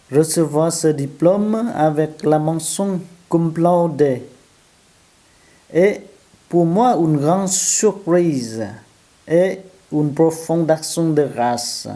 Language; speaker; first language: French; non-native, fluent; Vietnamese